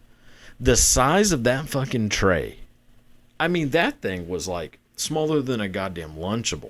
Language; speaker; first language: English; native; English